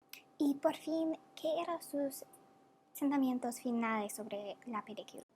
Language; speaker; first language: Spanish; non-native, learner; English